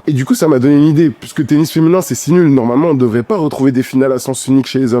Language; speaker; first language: French; native; French